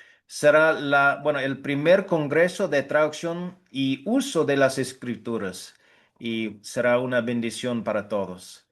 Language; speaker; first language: Spanish; non-native, fluent; English